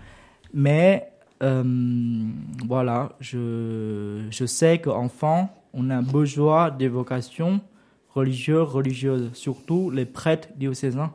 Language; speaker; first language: French; non-native, learner; Vietnamese